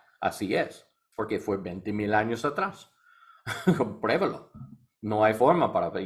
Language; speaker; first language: Spanish; non-native, learner; English